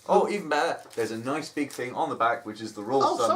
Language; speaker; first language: English; native; English